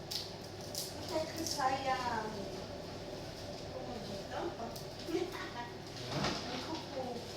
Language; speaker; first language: French; non-native, learner; Portuguese